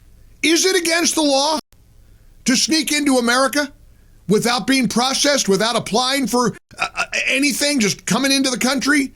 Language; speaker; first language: English; native; English